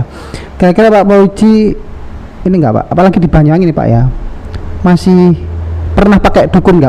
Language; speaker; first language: Indonesian; native; Indonesian